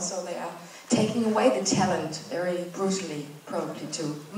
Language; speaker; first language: English; non-native, fluent; German